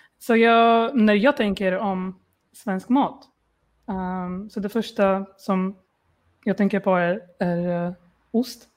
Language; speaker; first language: Swedish; non-native, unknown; Polish